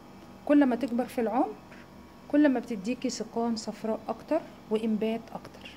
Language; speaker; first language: Arabic; native; Arabic